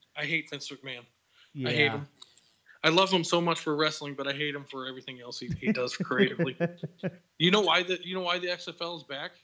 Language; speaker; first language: English; native; English